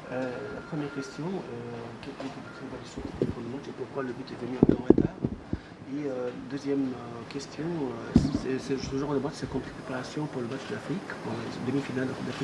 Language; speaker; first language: French; non-native, fluent; Arabic